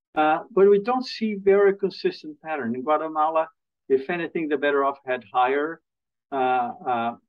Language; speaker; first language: English; non-native, fluent; Portuguese